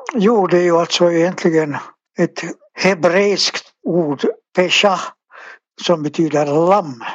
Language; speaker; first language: Swedish; native; Swedish